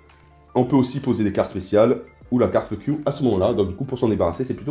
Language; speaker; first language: French; native; French